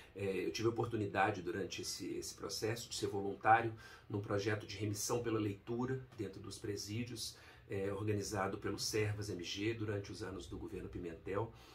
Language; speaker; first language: Portuguese; native; Portuguese